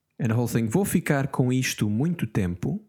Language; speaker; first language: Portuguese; non-native, learner; English